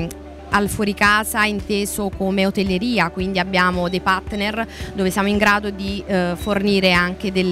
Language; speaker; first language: Italian; native; Italian